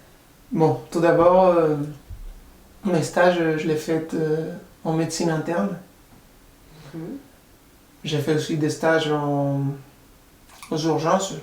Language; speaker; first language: French; non-native, fluent; Spanish